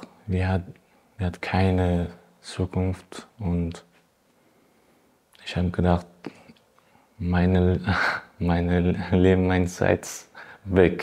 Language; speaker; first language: German; non-native, learner; Persian